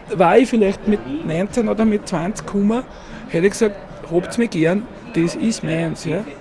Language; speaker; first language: German; native; German